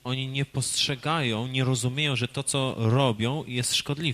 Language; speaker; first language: Polish; native; Polish